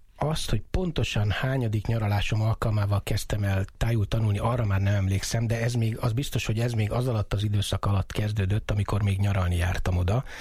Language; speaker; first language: Hungarian; native; Hungarian